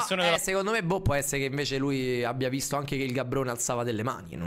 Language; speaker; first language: Italian; native; Italian